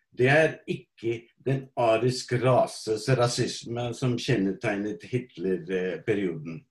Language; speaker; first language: Norwegian; non-native, fluent; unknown